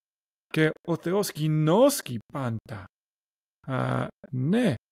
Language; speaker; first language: Greek; non-native, learner; English